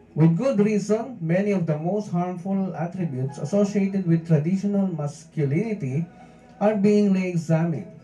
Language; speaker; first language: English; non-native, local second language; Filipino